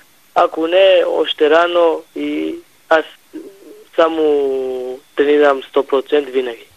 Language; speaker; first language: Bulgarian; non-native, learner; Hebrew